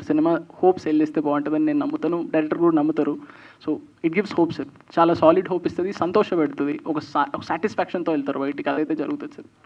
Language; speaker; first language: Telugu; native; Telugu